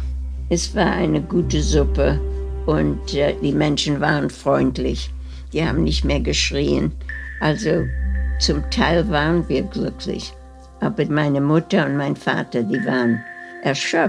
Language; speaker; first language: German; early bilingual, heritage; German